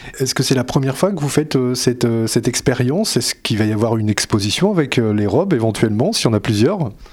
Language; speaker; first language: French; native; French